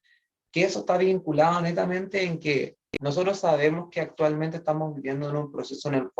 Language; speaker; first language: Spanish; native; Spanish